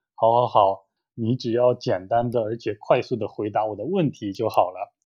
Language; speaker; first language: Chinese; native; Chinese